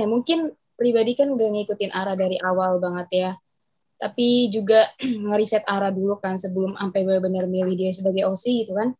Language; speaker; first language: Indonesian; native; Indonesian